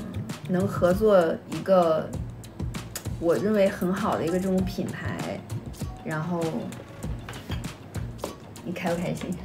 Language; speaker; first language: Chinese; native; Chinese